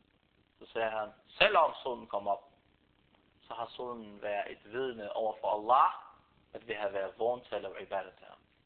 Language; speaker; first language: Danish; early bilingual, other home language; Arabic